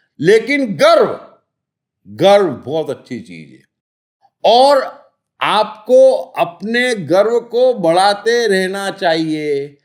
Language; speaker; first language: Hindi; native; Hindi